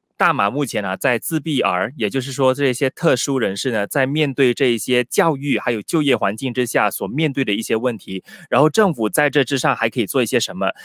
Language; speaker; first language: Chinese; native; Chinese